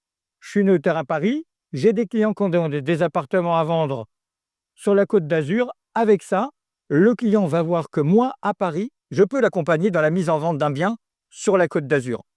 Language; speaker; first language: French; native; French